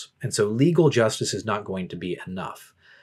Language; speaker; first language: English; native; English